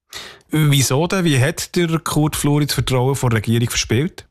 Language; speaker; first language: German; native; German